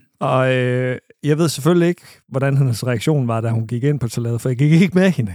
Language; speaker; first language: Danish; native; Danish